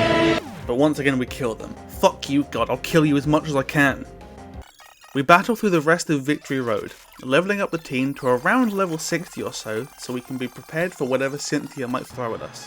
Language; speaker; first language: English; native; English